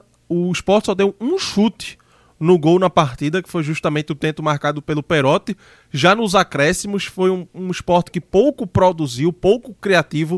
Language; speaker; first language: Portuguese; native; Portuguese